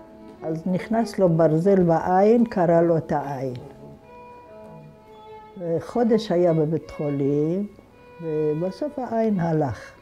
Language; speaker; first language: Hebrew; non-native, fluent; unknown